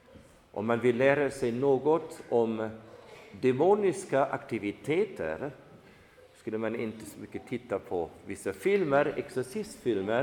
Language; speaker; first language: Swedish; non-native, fluent; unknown